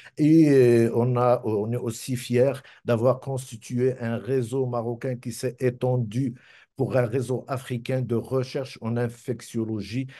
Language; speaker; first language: French; non-native, local second language; Arabic